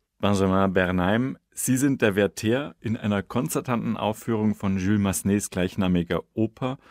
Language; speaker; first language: German; native; German